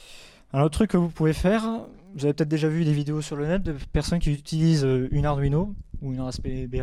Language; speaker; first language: French; native; French